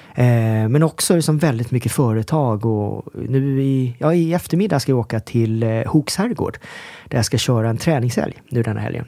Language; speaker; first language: Swedish; early bilingual, other home language; Korean